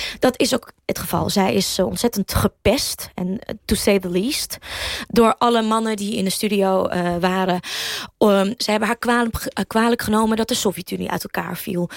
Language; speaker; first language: Dutch; early bilingual, other home language; Russian